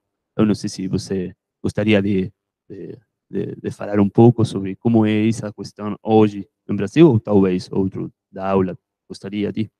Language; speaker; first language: Portuguese; non-native, fluent; Spanish